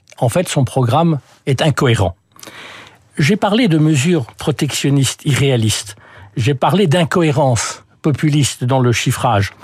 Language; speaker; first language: French; early bilingual, other home language; English